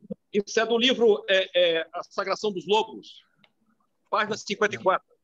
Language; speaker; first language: Portuguese; native; Portuguese